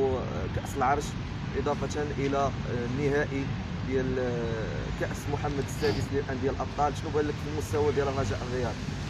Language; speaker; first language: Arabic; native; Arabic